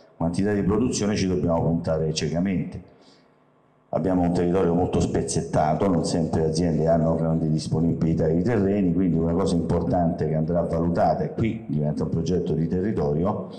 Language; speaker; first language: Italian; native; Italian